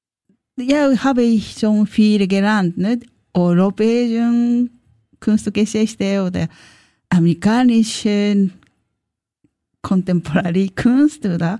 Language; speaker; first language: German; non-native, learner; Japanese